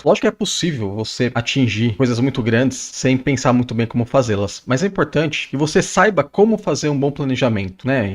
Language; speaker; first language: Portuguese; native; Portuguese